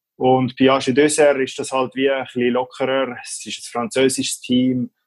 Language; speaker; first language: German; native; German